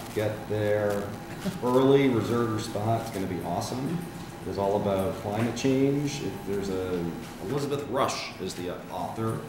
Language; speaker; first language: English; native; English